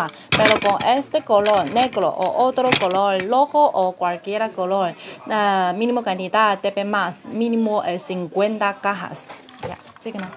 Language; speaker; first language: Spanish; non-native, learner; Chinese